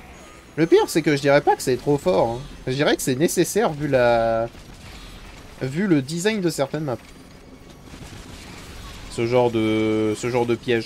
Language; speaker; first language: French; native; French